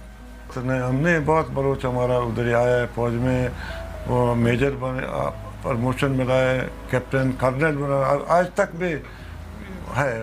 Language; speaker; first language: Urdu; non-native, local second language; Baluchi